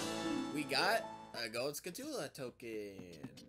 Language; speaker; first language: English; native; English